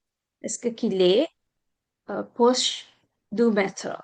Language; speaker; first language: French; non-native, learner; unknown